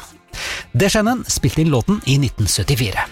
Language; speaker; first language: Norwegian; native; Norwegian